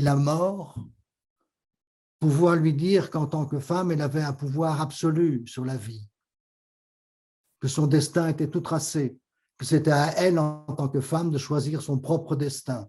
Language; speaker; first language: French; native; French